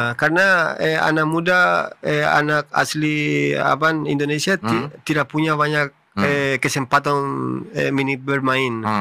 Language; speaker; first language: Indonesian; non-native, fluent; Spanish